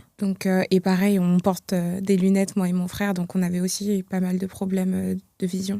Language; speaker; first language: French; early bilingual, other home language; Kinyarwanda